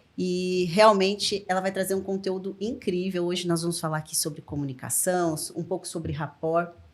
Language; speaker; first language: Portuguese; native; Portuguese